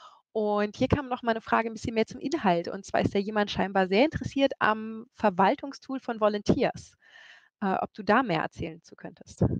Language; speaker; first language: German; native; German